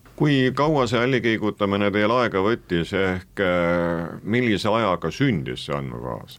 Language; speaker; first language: Estonian; native; Estonian